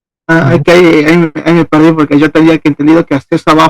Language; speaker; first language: Spanish; native; Spanish